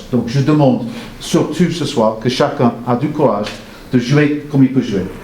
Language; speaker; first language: French; non-native, fluent; English